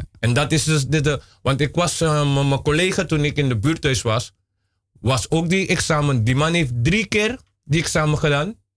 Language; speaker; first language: Dutch; non-native, local second language; Papiamento